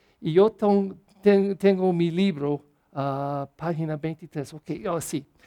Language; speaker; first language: Spanish; non-native, fluent; English